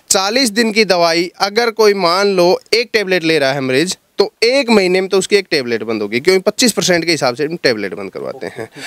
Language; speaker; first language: Hindi; native; Hindi